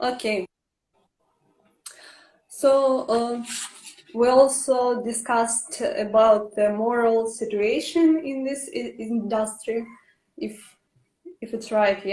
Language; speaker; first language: English; non-native, learner; Russian